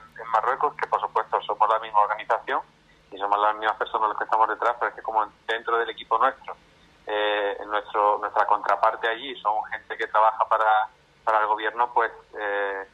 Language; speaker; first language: Spanish; native; Spanish